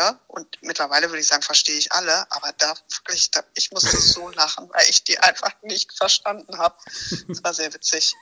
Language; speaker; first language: German; native; German